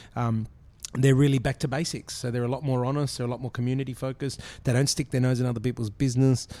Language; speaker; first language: English; native; English